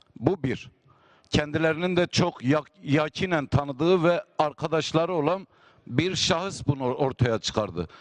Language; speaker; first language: Turkish; native; Turkish